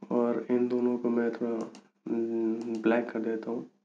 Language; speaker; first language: Hindi; native; Hindi